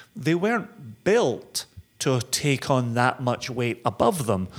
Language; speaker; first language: English; native; English